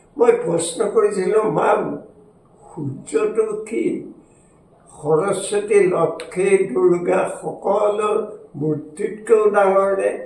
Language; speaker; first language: Assamese; native; Assamese